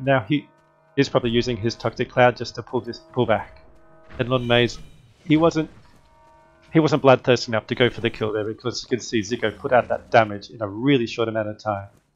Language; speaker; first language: English; native; English